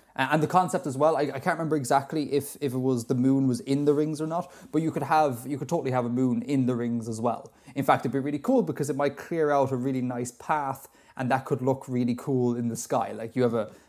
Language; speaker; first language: English; native; English